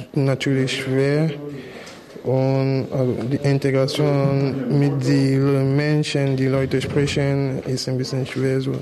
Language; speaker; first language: German; non-native, learner; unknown